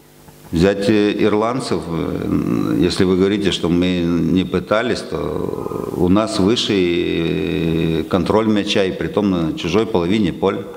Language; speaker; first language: Russian; native; Russian